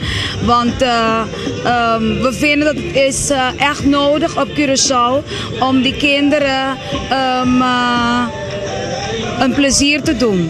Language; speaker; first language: Dutch; non-native, local second language; Papiamento